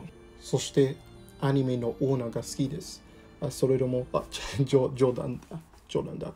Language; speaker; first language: Japanese; non-native, learner; English